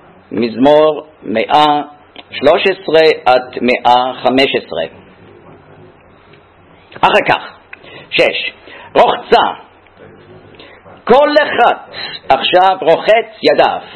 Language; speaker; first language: Hebrew; non-native, fluent; German